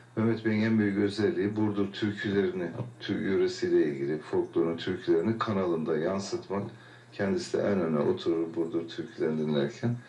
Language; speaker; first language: Turkish; native; Turkish